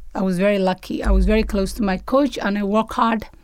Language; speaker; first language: English; non-native, learner; Somali